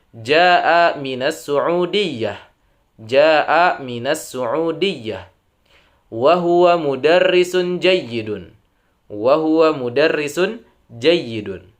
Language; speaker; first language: Arabic; non-native, fluent; Indonesian